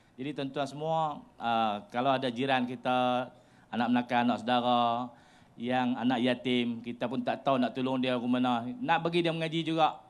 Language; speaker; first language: Malay; native; Malay